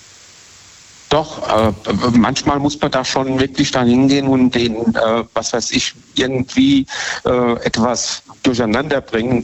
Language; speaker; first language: German; native; German